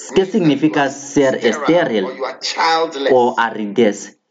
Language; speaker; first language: Spanish; non-native, fluent; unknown